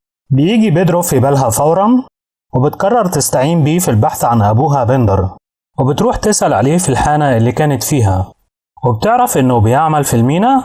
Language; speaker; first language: Arabic; native; Arabic